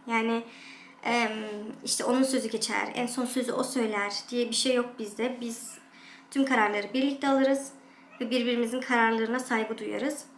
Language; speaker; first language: Turkish; early bilingual, heritage; Turkish